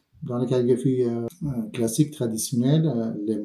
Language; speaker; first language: French; non-native, fluent; Persian